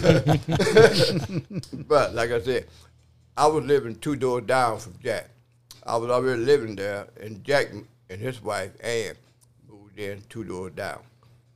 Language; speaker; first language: English; native; English